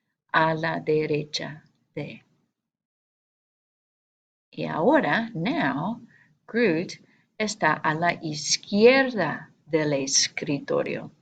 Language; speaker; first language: Spanish; non-native, fluent; English